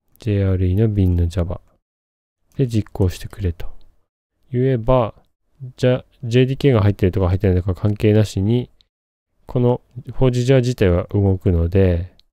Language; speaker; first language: Japanese; native; Japanese